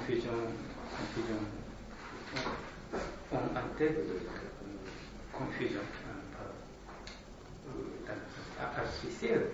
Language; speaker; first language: French; non-native, learner; Japanese